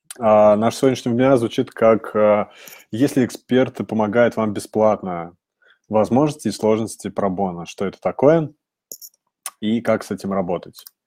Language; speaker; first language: Russian; native; Russian